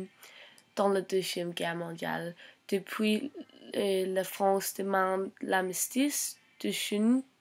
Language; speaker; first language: French; non-native, learner; Norwegian